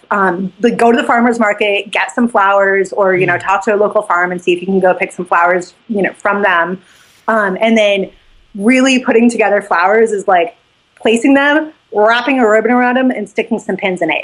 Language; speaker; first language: English; native; English